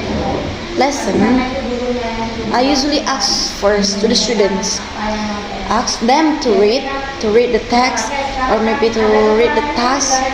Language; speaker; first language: English; non-native, fluent; Indonesian